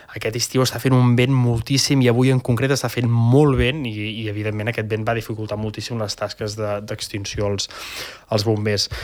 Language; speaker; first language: Catalan; native; Catalan